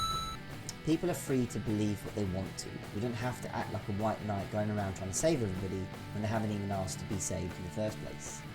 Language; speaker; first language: English; native; English